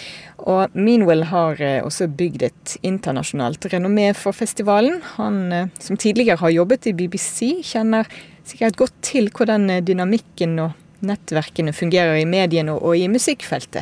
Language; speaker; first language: Norwegian; native; Norwegian